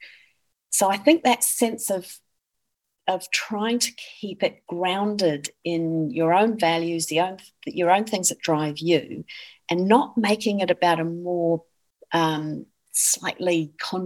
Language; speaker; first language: English; native; English